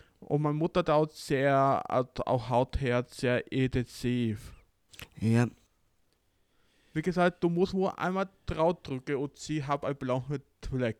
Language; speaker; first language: German; non-native, learner; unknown